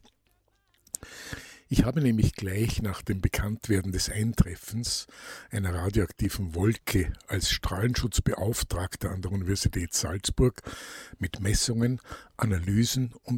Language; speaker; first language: German; native; German